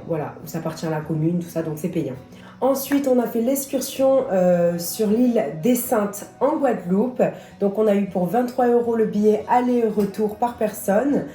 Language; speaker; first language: French; native; French